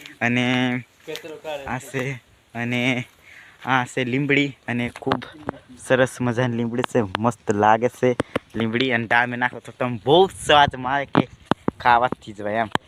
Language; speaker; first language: Gujarati; non-native, local second language; Rathawi